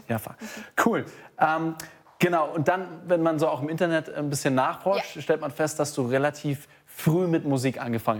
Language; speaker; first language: German; native; German